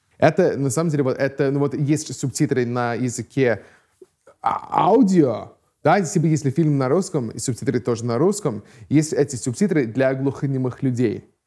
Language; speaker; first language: Russian; non-native, fluent; English